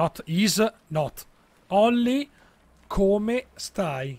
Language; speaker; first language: English; non-native, learner; Italian